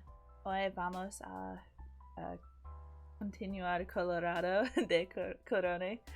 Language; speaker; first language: Spanish; non-native, learner; English